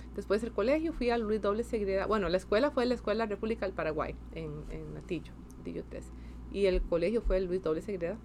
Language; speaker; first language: Spanish; native; Spanish